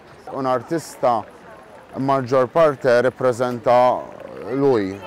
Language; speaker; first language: Italian; non-native, fluent; Maltese